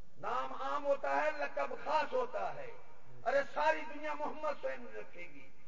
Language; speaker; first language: Urdu; non-native, local second language; Punjabi